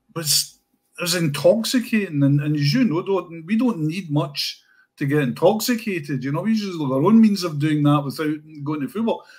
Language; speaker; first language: English; native; English